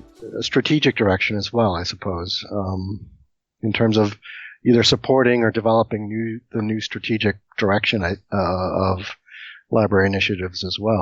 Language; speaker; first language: English; native; English